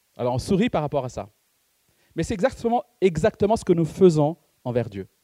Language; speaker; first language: French; non-native, local second language; Malagasy